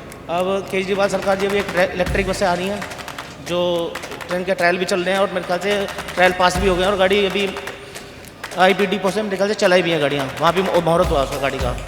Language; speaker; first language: Hindi; native; Hindi